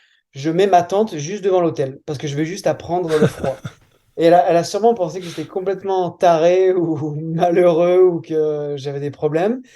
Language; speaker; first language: French; native; French